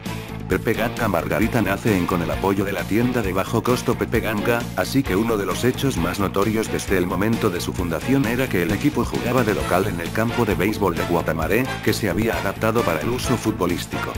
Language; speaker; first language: Spanish; native; Spanish